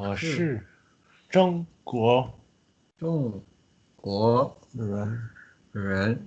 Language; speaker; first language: Chinese; non-native, learner; French